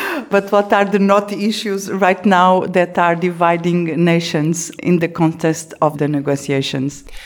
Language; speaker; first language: English; non-native, fluent; Portuguese